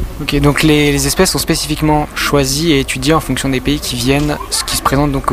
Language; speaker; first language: French; native; French